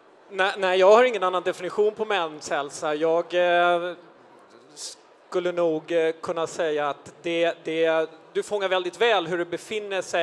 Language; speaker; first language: Swedish; native; Swedish